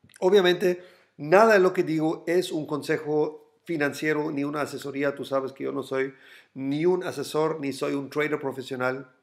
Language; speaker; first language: Spanish; non-native, fluent; German